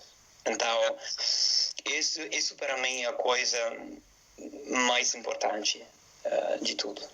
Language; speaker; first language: Portuguese; non-native, fluent; English